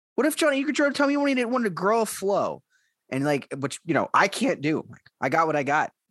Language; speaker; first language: English; native; English